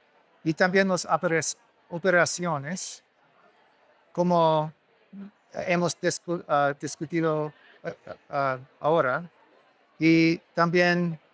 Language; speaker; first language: Spanish; non-native, learner; English